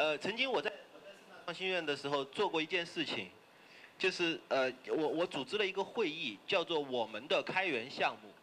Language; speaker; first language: Chinese; native; Chinese